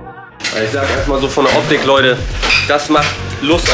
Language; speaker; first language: German; native; German